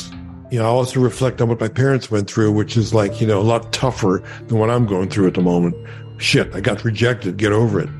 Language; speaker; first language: English; early bilingual, other home language; Yiddish